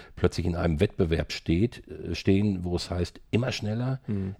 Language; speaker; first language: German; native; German